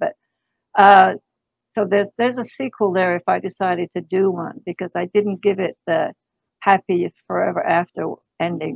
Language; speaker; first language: English; native; English